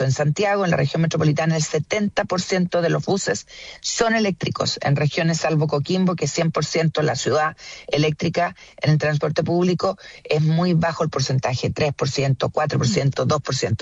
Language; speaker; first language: Spanish; native; Spanish